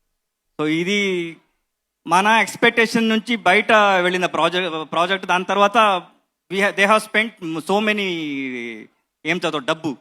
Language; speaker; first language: Telugu; non-native, learner; Kannada